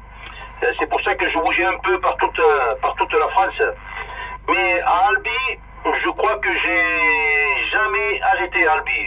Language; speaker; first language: French; early bilingual, other home language; Spanish